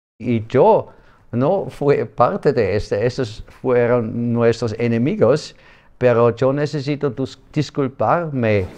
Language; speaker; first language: Spanish; non-native, learner; German